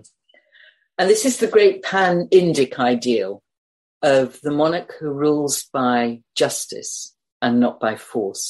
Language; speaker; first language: English; native; English